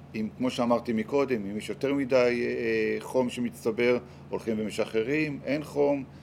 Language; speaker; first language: Hebrew; native; Hebrew